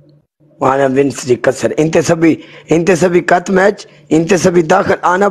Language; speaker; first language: Arabic; non-native, learner; Punjabi